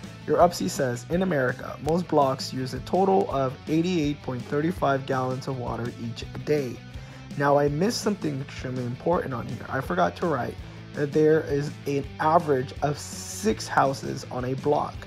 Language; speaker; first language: English; early bilingual, other home language; Spanish